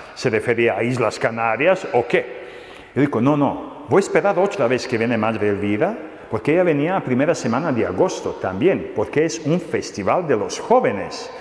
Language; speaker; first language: Spanish; non-native, fluent; Serbian